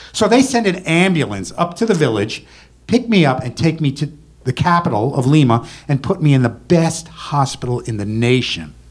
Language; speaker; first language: English; native; English